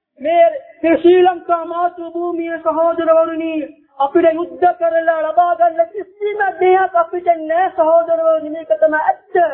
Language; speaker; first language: Sinhala; non-native, local second language; Tamil